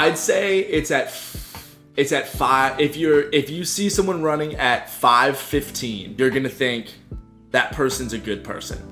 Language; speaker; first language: English; native; English